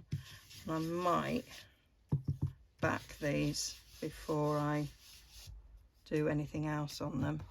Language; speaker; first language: English; native; English